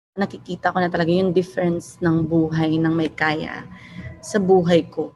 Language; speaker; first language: Filipino; non-native, local second language; Hiligaynon